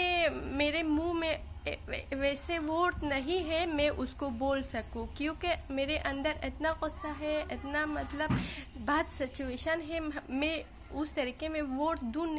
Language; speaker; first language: Hindi; non-native, learner; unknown